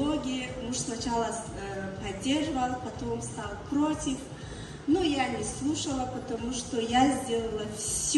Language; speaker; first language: Russian; non-native, learner; Tajik